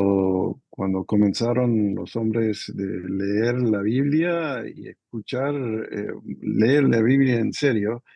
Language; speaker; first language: Spanish; non-native, fluent; English